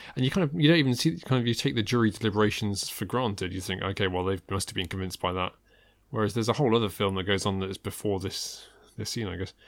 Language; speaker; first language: English; native; English